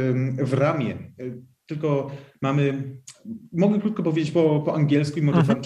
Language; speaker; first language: Polish; early bilingual, heritage; Polish